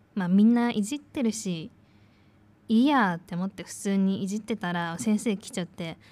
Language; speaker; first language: Japanese; native; Japanese